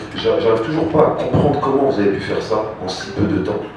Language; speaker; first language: French; native; French